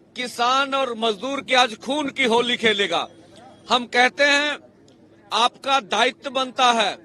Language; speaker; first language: Hindi; non-native, local second language; Punjabi